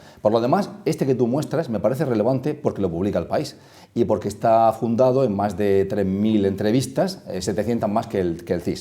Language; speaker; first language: Spanish; native; Spanish